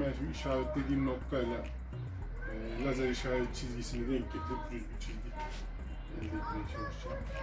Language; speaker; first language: Turkish; native; Turkish